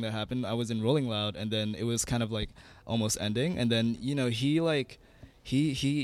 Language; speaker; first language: English; non-native, fluent; Indonesian